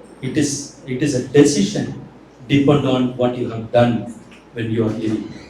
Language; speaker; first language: English; non-native, local second language; Tamil